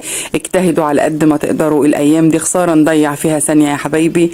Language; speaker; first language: Arabic; native; Arabic